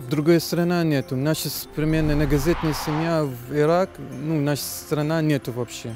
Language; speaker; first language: Russian; non-native, learner; Arabic